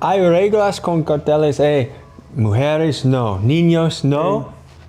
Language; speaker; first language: Spanish; non-native, learner; English